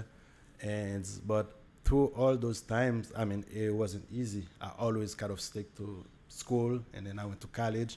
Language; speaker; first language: English; non-native, fluent; Haitian Creole